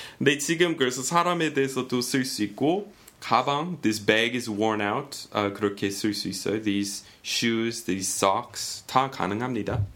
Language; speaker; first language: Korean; non-native, fluent; English